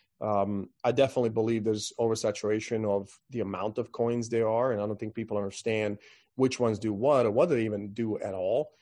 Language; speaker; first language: English; non-native, fluent; Croatian